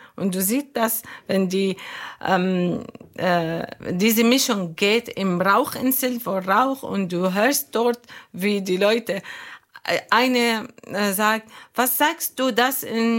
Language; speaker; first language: German; non-native, learner; Arabic